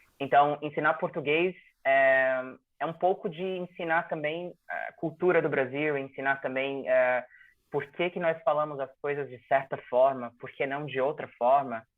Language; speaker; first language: Portuguese; native; Portuguese